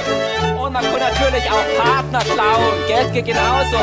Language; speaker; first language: German; native; German